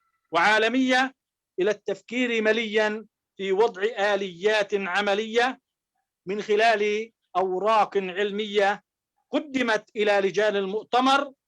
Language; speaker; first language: Arabic; native; Arabic